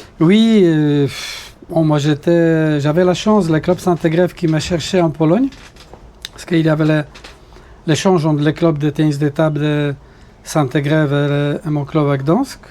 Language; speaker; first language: French; non-native, fluent; Polish